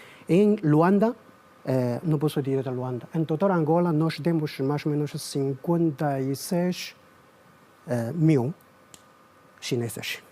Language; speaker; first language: Portuguese; non-native, learner; Chinese